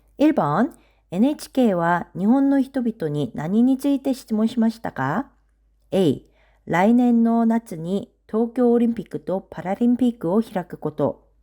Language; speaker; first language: Japanese; non-native, fluent; Korean